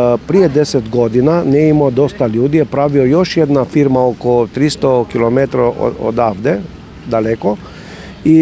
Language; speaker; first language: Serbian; non-native, learner; Romanian